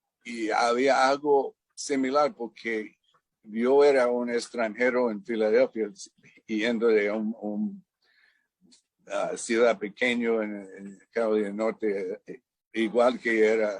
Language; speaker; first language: Spanish; non-native, fluent; English